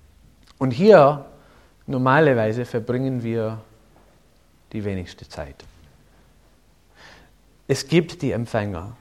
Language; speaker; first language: German; non-native, fluent; English